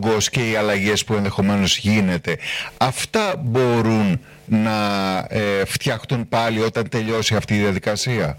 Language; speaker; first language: Greek; native; Greek